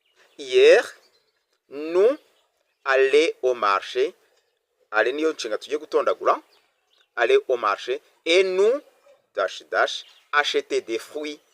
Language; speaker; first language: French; non-native, local second language; Kinyarwanda